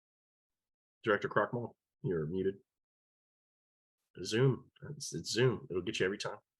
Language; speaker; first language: English; native; English